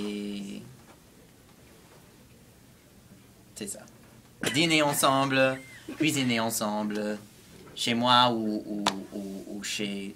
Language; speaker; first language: French; non-native, fluent; English